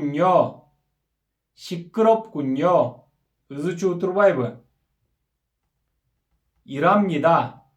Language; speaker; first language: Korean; non-native, fluent; Kyrgyz